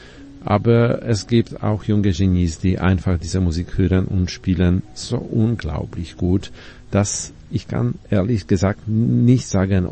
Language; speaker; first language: German; non-native, fluent; Polish